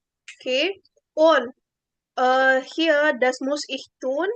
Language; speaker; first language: German; non-native, fluent; Indonesian